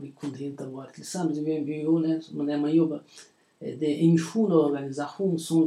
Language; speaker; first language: Swedish; non-native, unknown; Portuguese